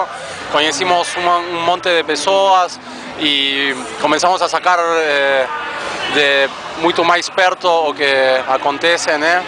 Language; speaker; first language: Spanish; non-native, learner; Portuguese